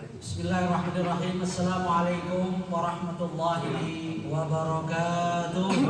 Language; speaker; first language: Indonesian; non-native, local second language; Javanese